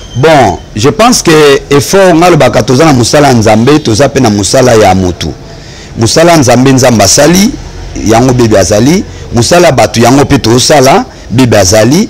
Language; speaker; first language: Lingala; native; Lingala